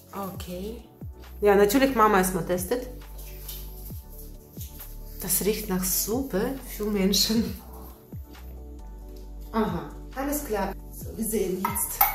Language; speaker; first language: German; non-native, learner; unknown